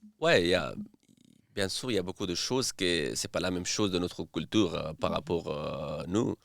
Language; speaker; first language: French; non-native, learner; Persian